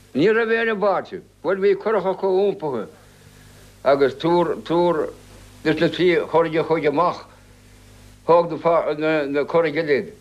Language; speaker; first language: Irish; native; Irish